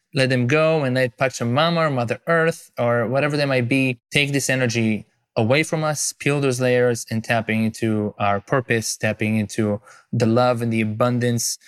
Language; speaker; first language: English; non-native, fluent; Hebrew